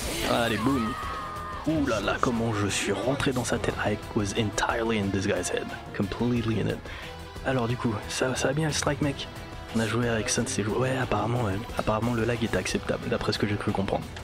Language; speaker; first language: French; native; French